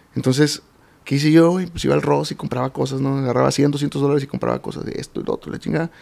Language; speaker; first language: Spanish; native; Spanish